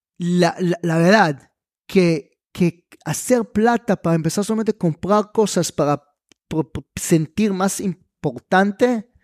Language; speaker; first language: Spanish; non-native, fluent; Hebrew